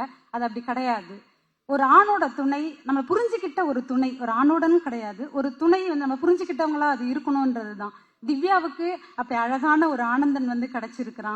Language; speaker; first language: Tamil; native; Tamil